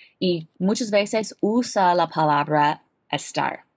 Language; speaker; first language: Spanish; non-native, learner; English